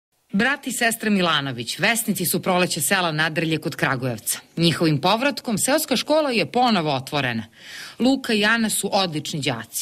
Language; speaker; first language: Serbian; native; Serbian